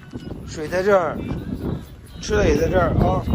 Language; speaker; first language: Chinese; native; Chinese